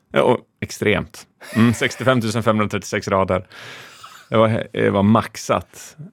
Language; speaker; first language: Swedish; native; Swedish